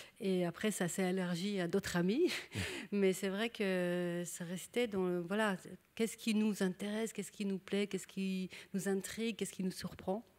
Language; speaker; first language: French; non-native, fluent; Hebrew